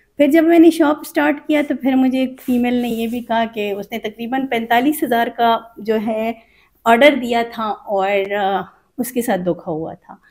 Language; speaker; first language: Urdu; non-native, local second language; Khowar